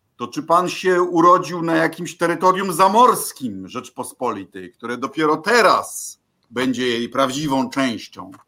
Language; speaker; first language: Polish; native; Polish